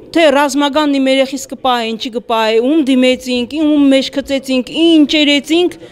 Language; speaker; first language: Armenian; native; Armenian